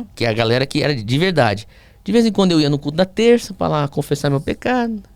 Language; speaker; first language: Portuguese; early bilingual, heritage; Portuguese